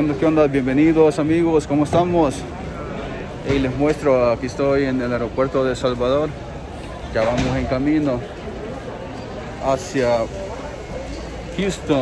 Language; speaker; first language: Spanish; native; Spanish